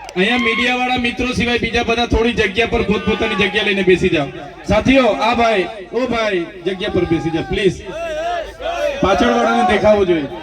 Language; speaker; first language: Gujarati; non-native, local second language; Vasavi